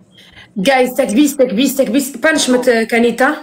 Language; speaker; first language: English; non-native, learner; Arabic